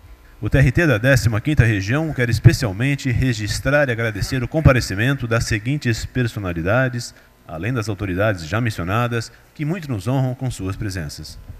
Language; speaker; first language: Portuguese; native; Portuguese